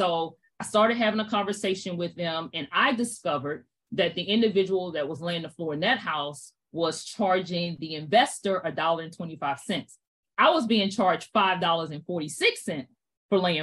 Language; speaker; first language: English; native; English